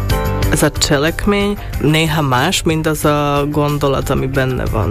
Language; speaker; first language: Hungarian; non-native, local second language; Slovak